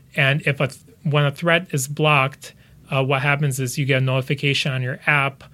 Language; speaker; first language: English; native; English